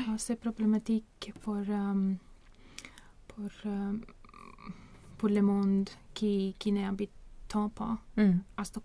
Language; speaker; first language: French; non-native, learner; Swedish